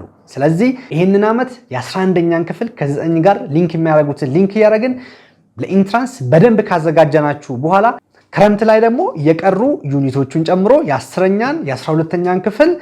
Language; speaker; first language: Amharic; native; Amharic